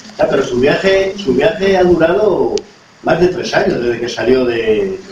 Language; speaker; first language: Spanish; native; Spanish